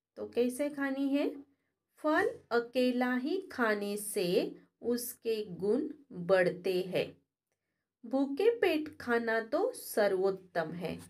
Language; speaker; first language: Hindi; non-native, local second language; Marathi